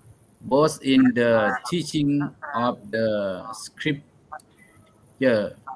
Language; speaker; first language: English; non-native, learner; Thai